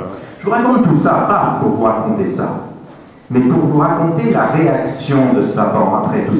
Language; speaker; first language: French; native; French